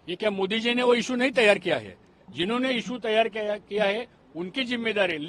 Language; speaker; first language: Hindi; non-native, local second language; Marathi